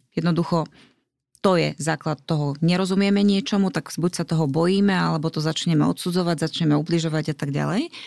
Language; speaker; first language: Slovak; native; Slovak